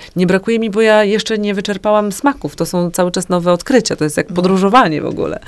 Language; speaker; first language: Polish; native; Polish